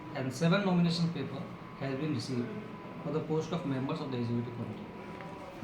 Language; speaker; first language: English; non-native, local second language; Bangla